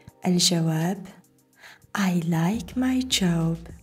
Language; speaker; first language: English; non-native, fluent; Arabic